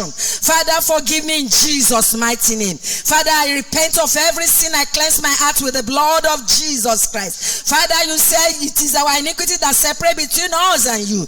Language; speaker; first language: English; non-native, local second language; Yoruba